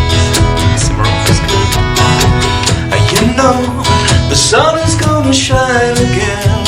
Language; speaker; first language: French; non-native, fluent; English